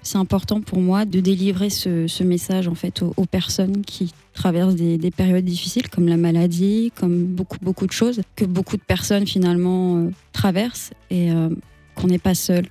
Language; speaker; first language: French; native; French